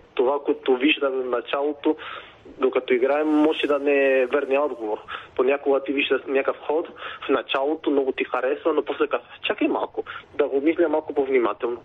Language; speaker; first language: Bulgarian; non-native, fluent; Spanish